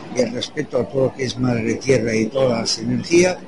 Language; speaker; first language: Spanish; non-native, fluent; French